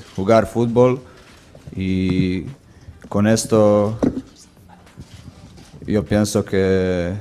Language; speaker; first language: Spanish; non-native, fluent; Croatian